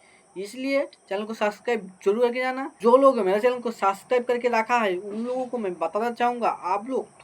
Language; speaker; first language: Hindi; native; Hindi